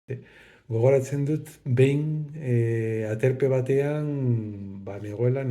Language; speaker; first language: Basque; non-native, local second language; Spanish